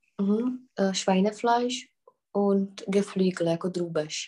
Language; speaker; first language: German; non-native, fluent; Czech